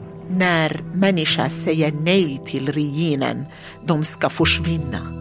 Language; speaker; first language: Swedish; non-native, learner; Arabic